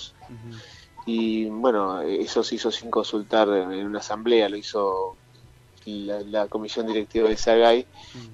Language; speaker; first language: Spanish; native; Spanish